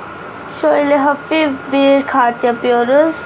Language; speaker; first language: Turkish; non-native, learner; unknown